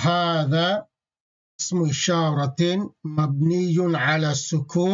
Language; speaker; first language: Arabic; non-native, fluent; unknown